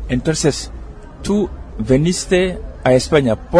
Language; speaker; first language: Spanish; non-native, fluent; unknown